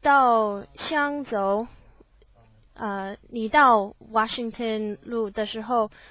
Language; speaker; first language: Chinese; non-native, learner; English